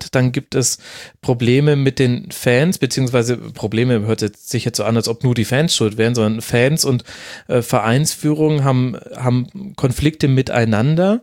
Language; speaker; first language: German; native; German